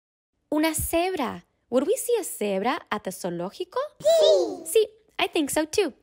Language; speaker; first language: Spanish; early bilingual, heritage; Spanish